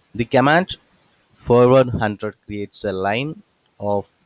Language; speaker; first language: English; non-native, local second language; Malayalam